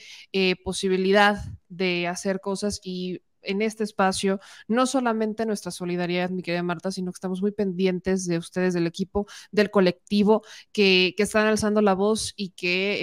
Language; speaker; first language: Spanish; native; Spanish